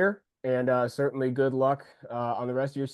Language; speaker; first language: English; native; English